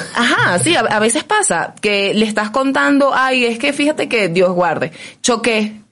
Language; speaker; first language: Spanish; native; Spanish